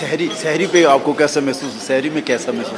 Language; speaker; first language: Urdu; native; Urdu